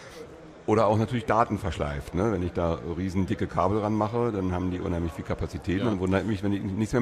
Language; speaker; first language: German; native; German